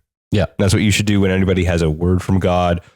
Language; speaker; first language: English; native; English